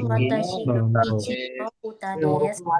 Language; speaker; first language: Japanese; non-native, learner; Indonesian